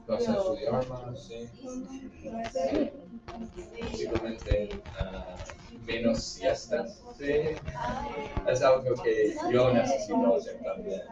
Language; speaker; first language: Spanish; non-native, learner; English